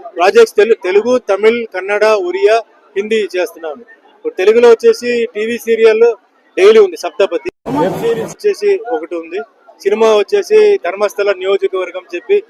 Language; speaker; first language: Telugu; non-native, fluent; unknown